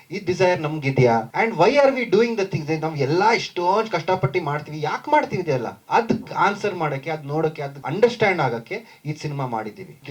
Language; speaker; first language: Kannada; non-native, local second language; Marathi